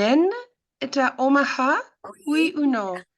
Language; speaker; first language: French; non-native, fluent; English